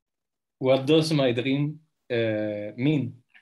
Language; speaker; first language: English; non-native, learner; Spanish